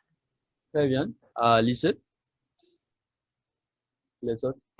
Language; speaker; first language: French; non-native, fluent; Spanish